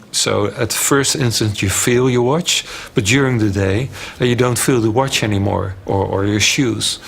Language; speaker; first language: English; non-native, fluent; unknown